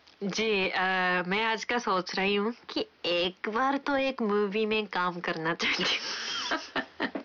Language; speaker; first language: Hindi; non-native, fluent; Japanese